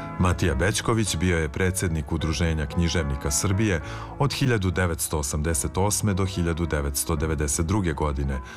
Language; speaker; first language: Serbian; native; Serbian